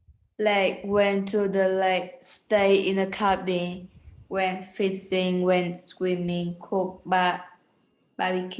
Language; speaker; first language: English; non-native, learner; Vietnamese